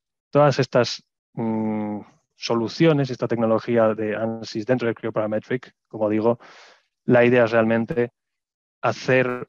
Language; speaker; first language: Spanish; native; Spanish